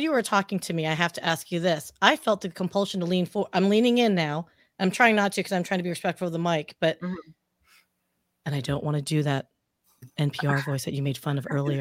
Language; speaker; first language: English; native; English